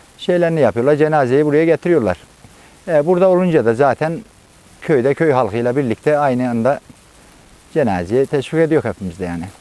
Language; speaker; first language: Turkish; native; Turkish